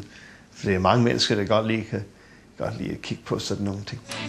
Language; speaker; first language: Danish; non-native, fluent; English